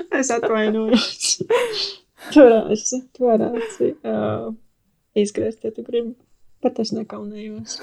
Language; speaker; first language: Latvian; non-native, local second language; Russian